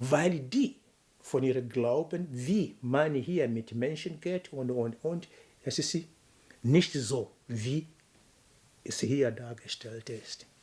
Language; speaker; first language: German; non-native, fluent; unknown